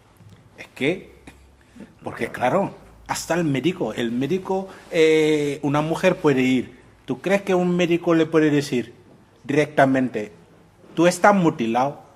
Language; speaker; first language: Spanish; non-native, fluent; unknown